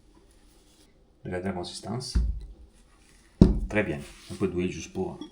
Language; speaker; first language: French; non-native, fluent; Italian